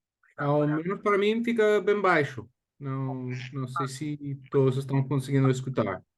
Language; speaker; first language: Portuguese; non-native, fluent; English